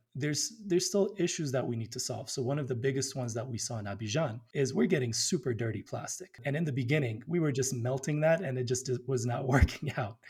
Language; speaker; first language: English; early bilingual, other home language; Amharic